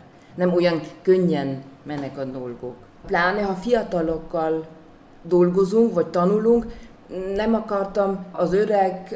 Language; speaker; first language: Hungarian; non-native, fluent; German